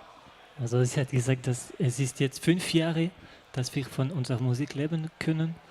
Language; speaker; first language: German; non-native, local second language; French